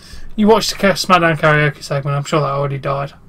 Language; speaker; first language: English; native; English